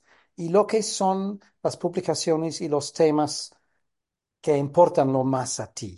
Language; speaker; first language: Spanish; non-native, fluent; English